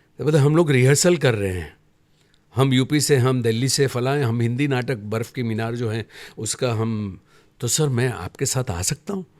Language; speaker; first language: Hindi; non-native, local second language; Gujarati